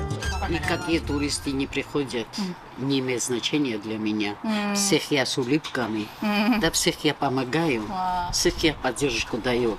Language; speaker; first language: Russian; non-native, local second language; Georgian